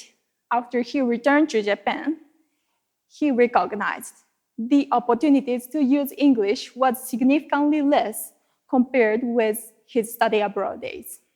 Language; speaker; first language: English; non-native, fluent; Japanese